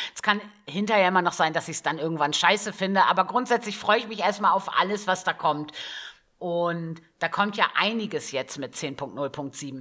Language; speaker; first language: German; native; German